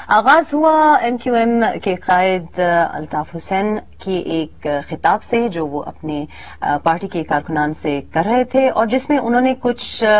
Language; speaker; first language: Urdu; non-native, local second language; Pashto